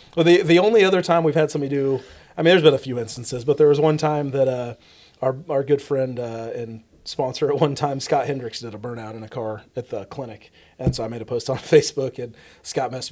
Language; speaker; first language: English; native; English